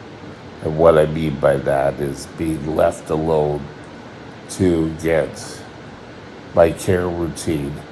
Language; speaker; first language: English; native; English